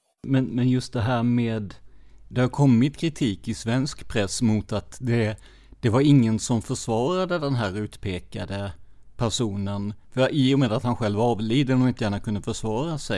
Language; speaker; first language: Swedish; native; Swedish